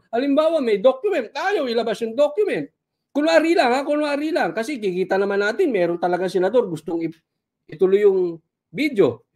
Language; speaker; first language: Filipino; native; Filipino